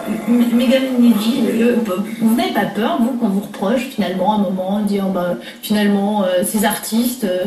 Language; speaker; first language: French; native; French